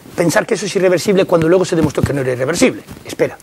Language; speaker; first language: Spanish; early bilingual, other home language; French